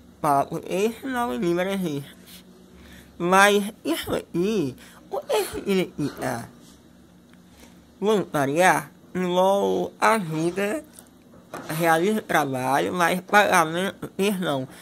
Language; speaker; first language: Portuguese; non-native, local second language; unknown